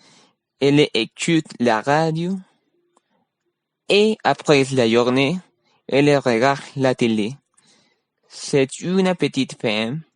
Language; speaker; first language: French; non-native, learner; Spanish